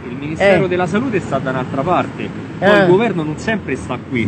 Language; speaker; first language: Italian; native; Italian